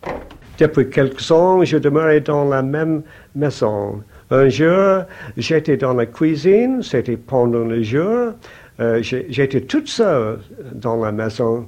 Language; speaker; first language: French; non-native, learner; English